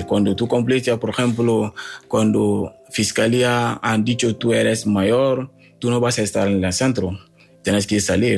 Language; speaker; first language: Spanish; non-native, learner; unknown